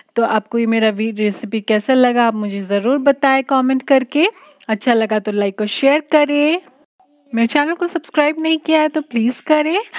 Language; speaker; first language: Hindi; non-native, local second language; Bangla